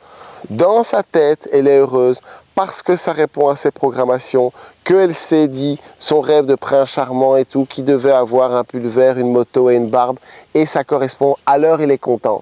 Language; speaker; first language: French; native; French